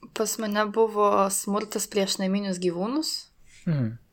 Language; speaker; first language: Lithuanian; native; Lithuanian